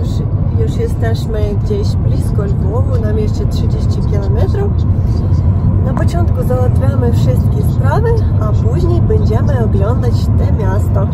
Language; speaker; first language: Polish; non-native, learner; Ukrainian